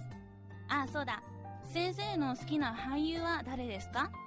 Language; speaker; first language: Japanese; non-native, fluent; Chinese